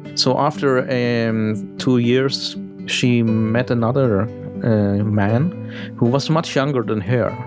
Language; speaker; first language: English; early bilingual, heritage; German